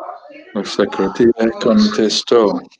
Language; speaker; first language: Spanish; non-native, learner; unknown